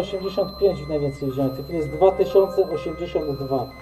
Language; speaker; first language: Polish; native; Polish